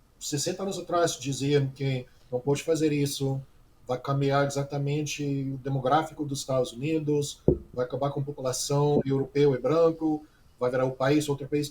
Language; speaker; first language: Portuguese; non-native, fluent; English